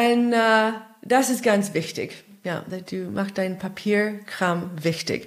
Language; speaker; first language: German; non-native, fluent; English